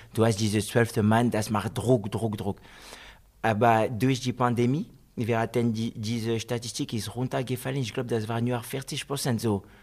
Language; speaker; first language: German; non-native, fluent; French